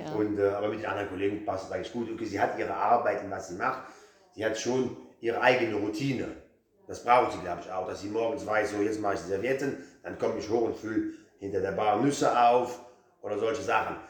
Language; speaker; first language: German; native; German